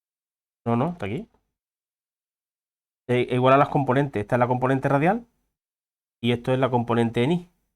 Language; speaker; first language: Spanish; native; Spanish